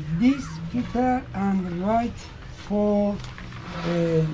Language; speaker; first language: English; non-native, learner; Azerbaijani